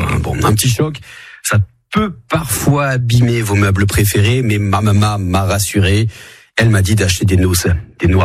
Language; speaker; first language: French; native; French